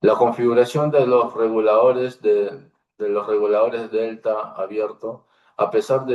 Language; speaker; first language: Spanish; native; Spanish